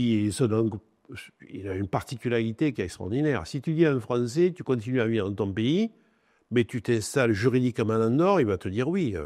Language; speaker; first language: French; native; French